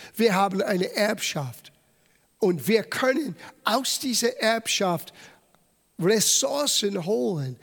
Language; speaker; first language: German; non-native, fluent; English